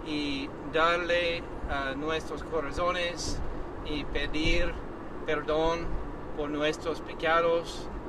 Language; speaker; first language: Spanish; non-native, learner; English